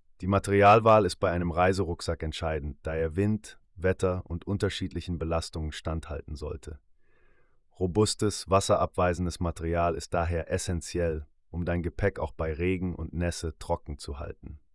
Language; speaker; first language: German; native; German